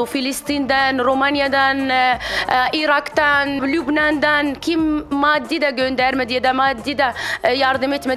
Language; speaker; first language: Turkish; non-native, fluent; Arabic